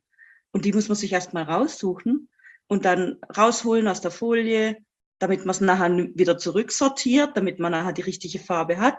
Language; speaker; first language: German; native; German